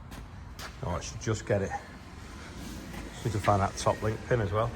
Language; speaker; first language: English; native; English